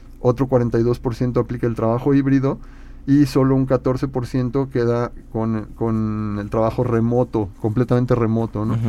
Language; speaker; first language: Spanish; native; Spanish